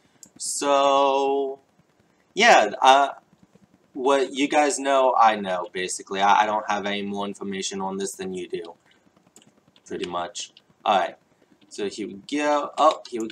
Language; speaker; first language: English; native; English